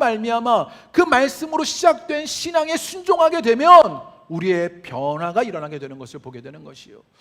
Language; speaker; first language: Korean; native; Korean